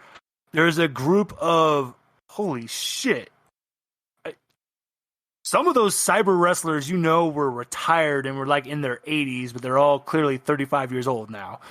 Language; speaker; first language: English; native; English